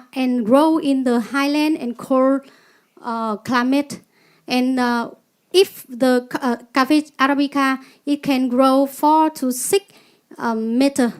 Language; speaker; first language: English; non-native, learner; Vietnamese